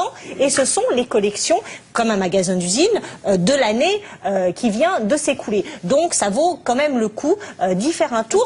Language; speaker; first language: French; native; French